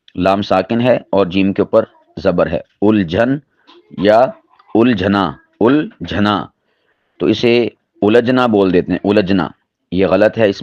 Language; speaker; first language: Urdu; non-native, local second language; Punjabi